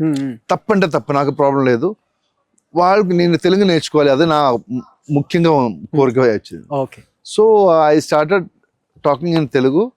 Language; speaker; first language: Telugu; non-native, local second language; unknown